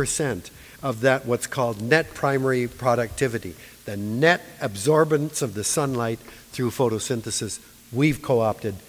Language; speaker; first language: English; native; English